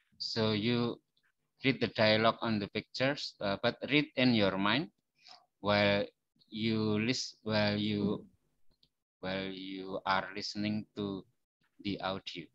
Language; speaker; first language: English; non-native, fluent; Indonesian